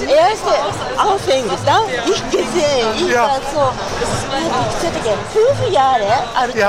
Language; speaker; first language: German; non-native, learner; Japanese